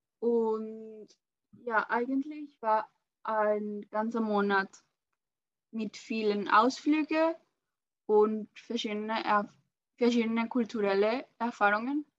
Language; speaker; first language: German; non-native, learner; Spanish